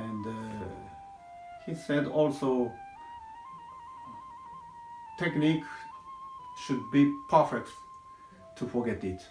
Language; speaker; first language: English; non-native, learner; Japanese